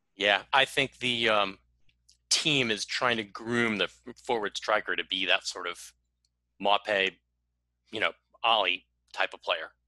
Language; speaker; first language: English; native; English